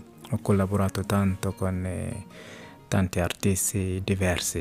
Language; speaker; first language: Italian; non-native, fluent; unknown